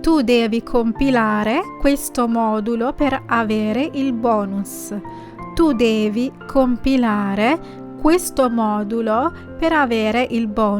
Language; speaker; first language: Italian; non-native, fluent; Sinhala